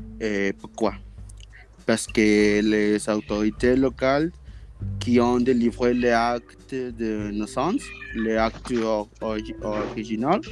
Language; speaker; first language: French; non-native, learner; Spanish